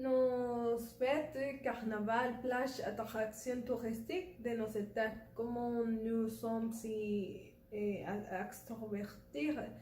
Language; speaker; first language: French; non-native, learner; Spanish